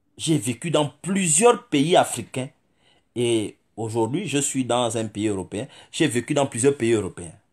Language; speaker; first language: French; non-native, local second language; Fang